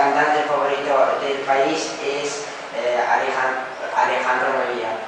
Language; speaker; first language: Spanish; non-native, learner; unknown